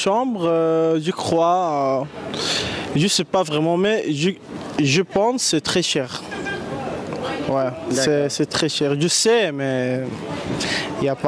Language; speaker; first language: French; non-native, learner; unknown